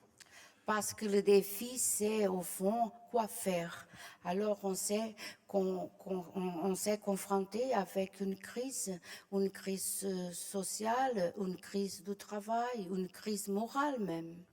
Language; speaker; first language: French; non-native, fluent; Portuguese